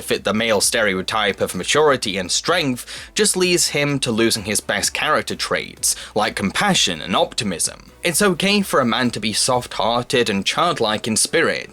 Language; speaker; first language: English; native; English